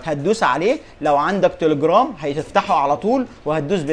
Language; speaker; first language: Arabic; native; Arabic